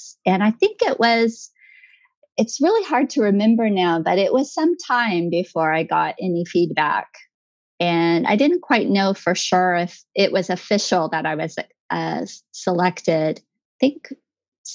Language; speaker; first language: English; native; English